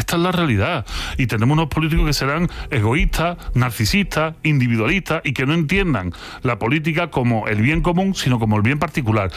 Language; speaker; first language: Spanish; native; Spanish